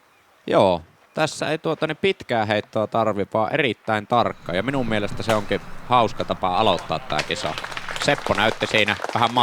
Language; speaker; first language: Finnish; native; Finnish